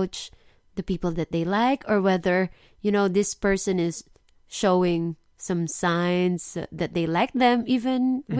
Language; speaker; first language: English; non-native, local second language; Filipino